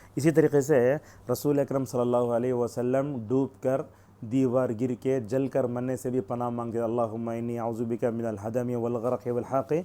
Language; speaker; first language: Urdu; native; Urdu